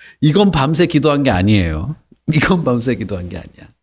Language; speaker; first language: Korean; native; Korean